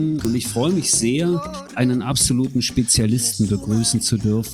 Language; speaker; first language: German; native; German